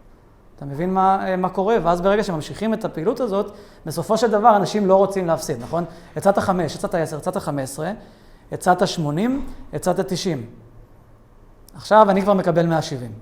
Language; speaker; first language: Hebrew; native; Hebrew